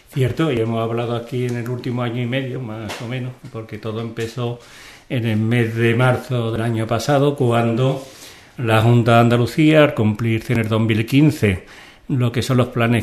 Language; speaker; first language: Spanish; native; Spanish